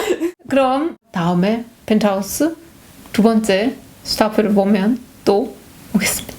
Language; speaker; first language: Korean; early bilingual, heritage; Korean